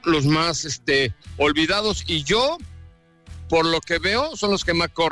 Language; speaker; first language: Spanish; native; Spanish